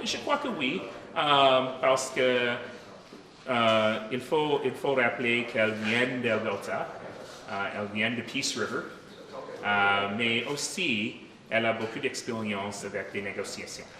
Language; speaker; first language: French; non-native, local second language; English